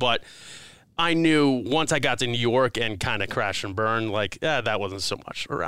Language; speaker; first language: English; native; English